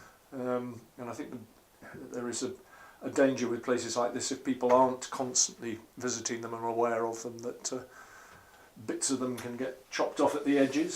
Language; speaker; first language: English; native; English